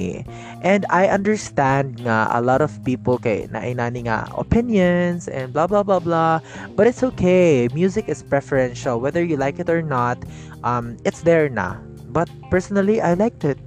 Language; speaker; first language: English; non-native, local second language; Cebuano